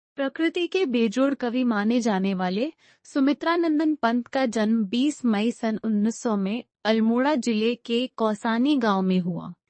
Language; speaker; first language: Hindi; non-native, local second language; Telugu